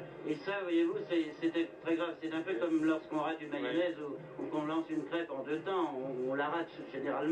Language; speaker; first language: French; native; French